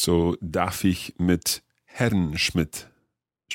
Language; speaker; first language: German; non-native, learner; English